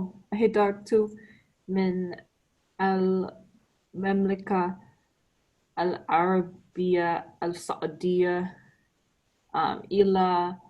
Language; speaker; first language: Arabic; non-native, learner; English